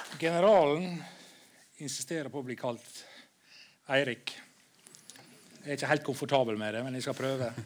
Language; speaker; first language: Norwegian; native; Norwegian